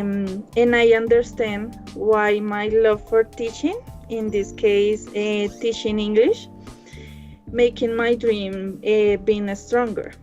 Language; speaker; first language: English; non-native, learner; Spanish